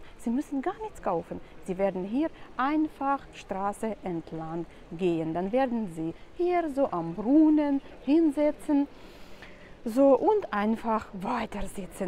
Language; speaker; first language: German; non-native, fluent; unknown